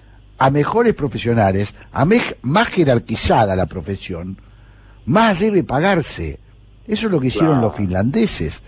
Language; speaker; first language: Spanish; native; Spanish